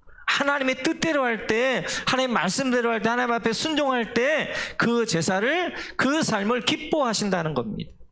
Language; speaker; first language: Korean; native; Korean